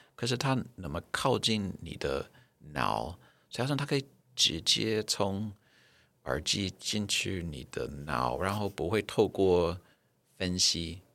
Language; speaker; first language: Chinese; non-native, fluent; English